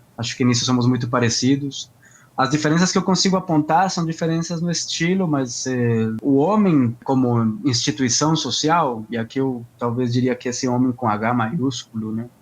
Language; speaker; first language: Portuguese; non-native, fluent; Spanish